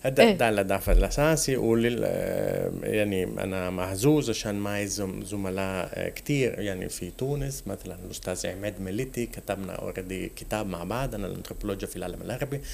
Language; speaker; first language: Arabic; non-native, fluent; Italian